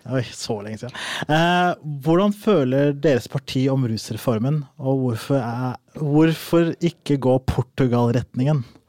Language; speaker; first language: Norwegian; early bilingual, other home language; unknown